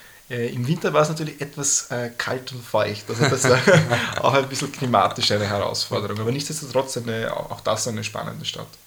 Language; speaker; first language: German; native; German